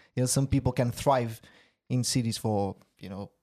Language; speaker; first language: English; non-native, fluent; Portuguese